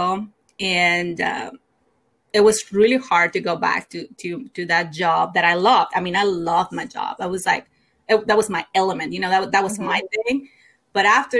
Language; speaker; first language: English; non-native, fluent; Spanish